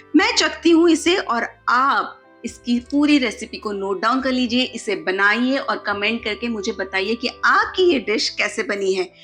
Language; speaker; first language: Hindi; non-native, local second language; Marathi